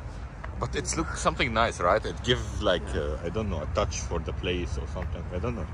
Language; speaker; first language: English; non-native, fluent; Arabic